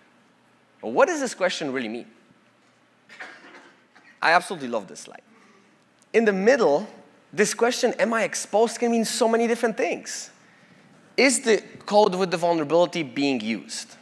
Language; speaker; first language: English; non-native, fluent; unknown